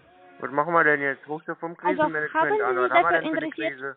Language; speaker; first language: German; native; German